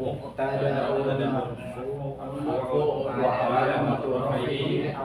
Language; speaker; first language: Arabic; non-native, learner; Indonesian